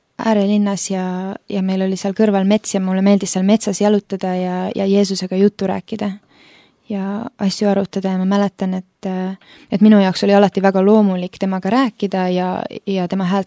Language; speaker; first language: Estonian; early bilingual, other home language; Finnish